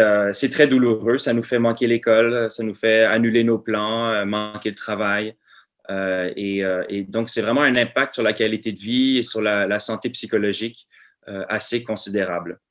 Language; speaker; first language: French; native; French